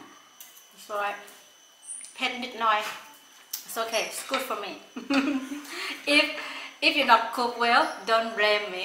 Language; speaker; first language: English; non-native, learner; Thai